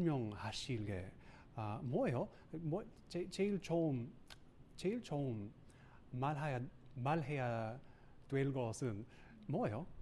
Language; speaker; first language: Korean; non-native, learner; English